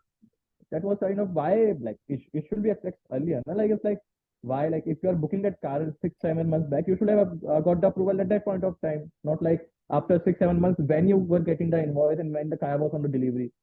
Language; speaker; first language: English; non-native, local second language; Hindi